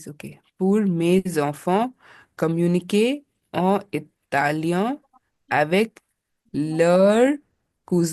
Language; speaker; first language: French; non-native, learner; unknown